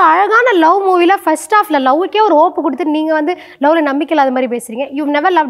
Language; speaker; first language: Tamil; native; Tamil